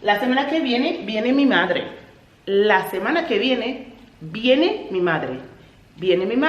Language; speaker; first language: Spanish; non-native, fluent; English